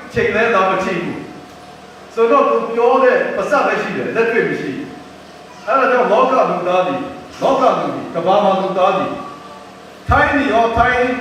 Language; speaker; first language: Burmese; non-native, local second language; Kachin